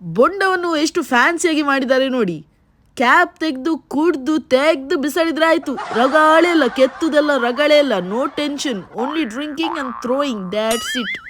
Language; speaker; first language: Kannada; non-native, local second language; Tulu